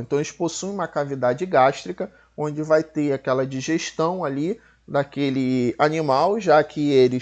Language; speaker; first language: Portuguese; native; Portuguese